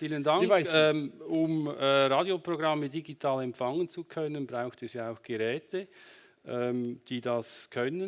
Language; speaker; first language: German; native; German